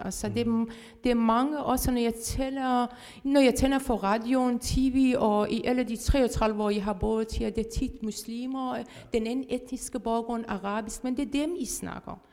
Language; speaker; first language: Danish; non-native, fluent; Persian